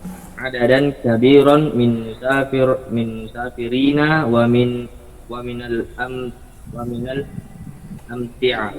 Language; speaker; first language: Arabic; non-native, learner; Indonesian